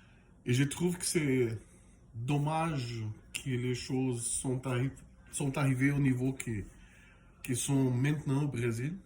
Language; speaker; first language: French; non-native, fluent; Portuguese